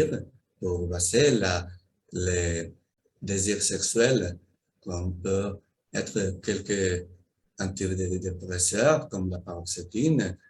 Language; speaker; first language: French; non-native, learner; Spanish